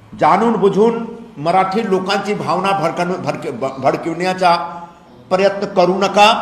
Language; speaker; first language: Marathi; non-native, local second language; Hindi